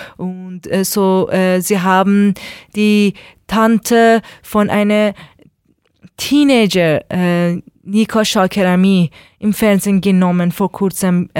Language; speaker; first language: German; non-native, learner; Persian